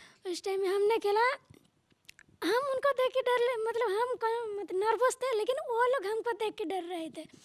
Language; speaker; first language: Hindi; non-native, local second language; Telugu